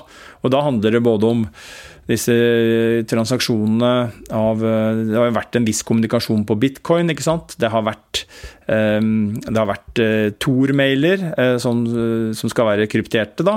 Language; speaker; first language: Norwegian; native; Norwegian